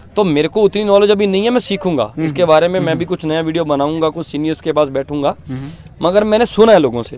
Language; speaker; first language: Hindi; native; Hindi